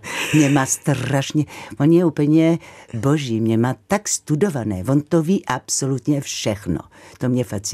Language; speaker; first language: Czech; non-native, fluent; French